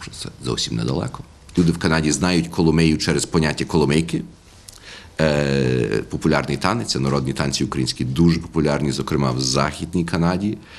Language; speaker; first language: Ukrainian; early bilingual, heritage; Ukrainian